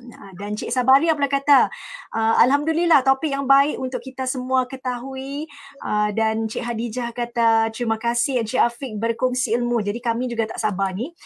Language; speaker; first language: Malay; native; Malay